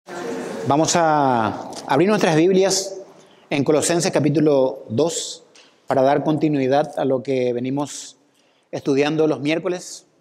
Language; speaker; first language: Spanish; native; Spanish